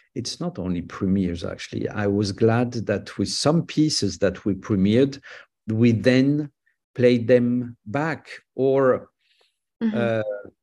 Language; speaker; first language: English; non-native, fluent; French